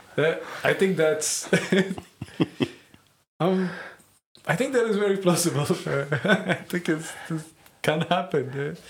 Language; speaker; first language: English; non-native, local second language; Tamil